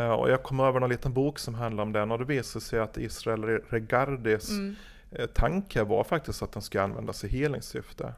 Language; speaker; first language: Swedish; native; Swedish